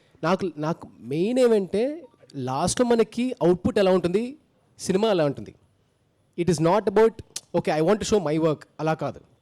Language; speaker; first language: Telugu; early bilingual, heritage; Telugu